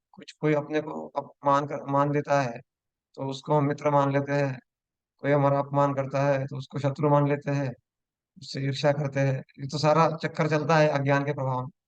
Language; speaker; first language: Hindi; non-native, local second language; Marathi